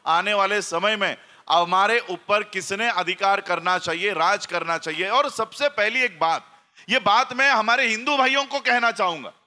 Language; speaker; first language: Hindi; native; Hindi